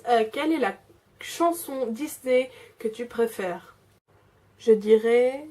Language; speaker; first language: French; native; French